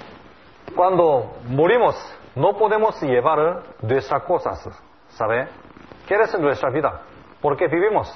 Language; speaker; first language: Spanish; non-native, learner; Korean